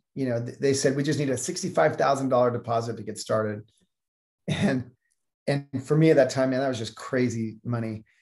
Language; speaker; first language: English; native; English